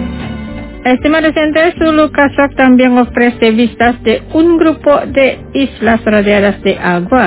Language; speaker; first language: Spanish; non-native, fluent; Indonesian